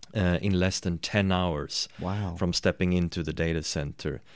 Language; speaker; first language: English; non-native, fluent; Swedish